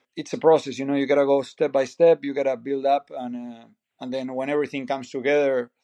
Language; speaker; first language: English; non-native, fluent; Spanish